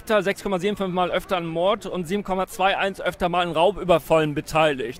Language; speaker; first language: German; native; German